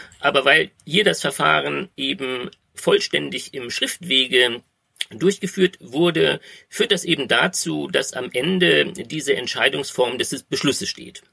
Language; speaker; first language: German; native; German